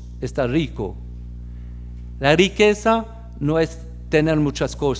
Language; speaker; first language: Spanish; non-native, fluent; French